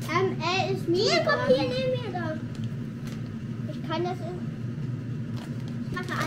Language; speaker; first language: German; early bilingual, other home language; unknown